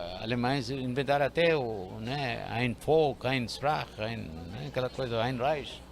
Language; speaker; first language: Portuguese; non-native, fluent; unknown